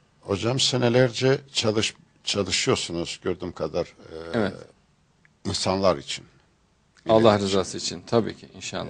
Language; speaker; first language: Turkish; non-native, fluent; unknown